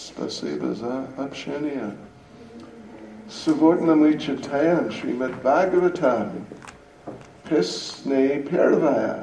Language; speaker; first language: Russian; non-native, learner; English